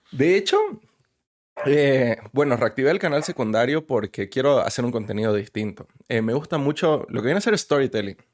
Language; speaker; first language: Spanish; native; Spanish